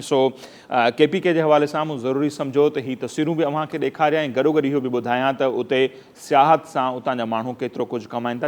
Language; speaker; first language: Sindhi; native; Sindhi